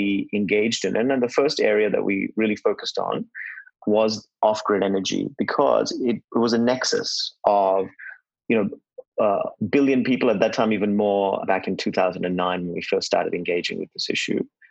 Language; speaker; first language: English; non-native, local second language; Hindi